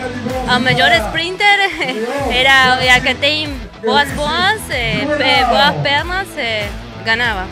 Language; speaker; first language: Portuguese; non-native, learner; Spanish